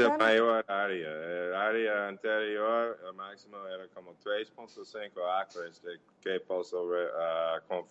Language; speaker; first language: Portuguese; non-native, learner; English